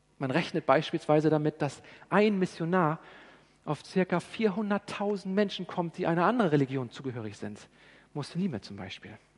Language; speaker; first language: German; native; German